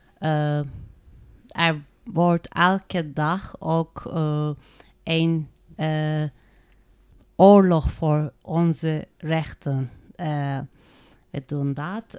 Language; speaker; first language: Dutch; non-native, learner; Turkish